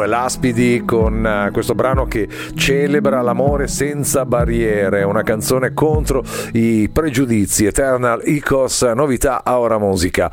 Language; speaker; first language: Italian; native; Italian